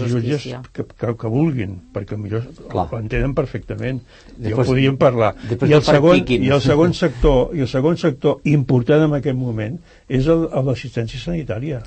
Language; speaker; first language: Catalan; native; Catalan